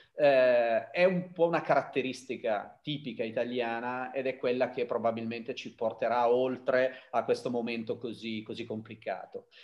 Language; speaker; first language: Italian; native; Italian